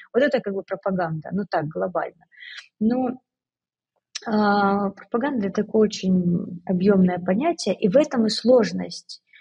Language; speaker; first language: Russian; native; Russian